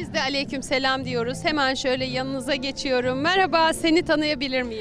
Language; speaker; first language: Turkish; native; Turkish